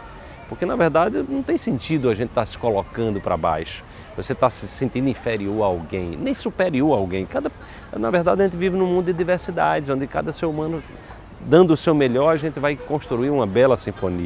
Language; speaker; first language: Portuguese; native; Portuguese